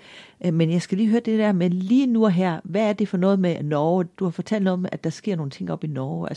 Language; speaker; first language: Danish; native; Danish